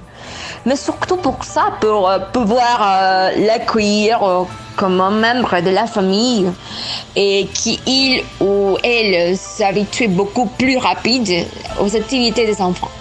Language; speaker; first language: French; non-native, learner; Spanish